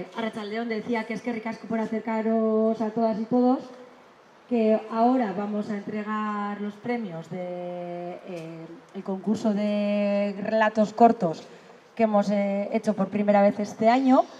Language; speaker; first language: Spanish; native; Spanish